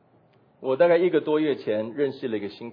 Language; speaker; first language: Chinese; native; Chinese